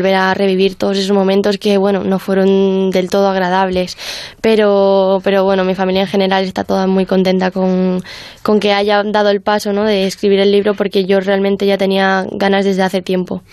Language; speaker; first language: Spanish; native; Spanish